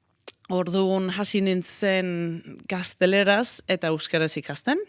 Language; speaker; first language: Basque; non-native, fluent; Danish